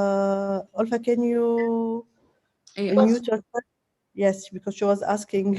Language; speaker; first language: English; non-native, fluent; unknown